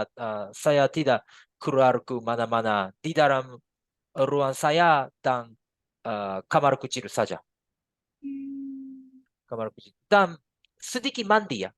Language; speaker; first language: Indonesian; non-native, learner; Japanese